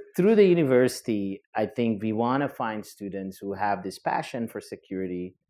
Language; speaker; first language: English; non-native, fluent; Portuguese